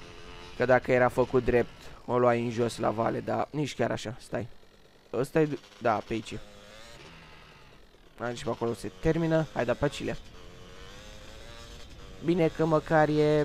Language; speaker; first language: Romanian; native; Romanian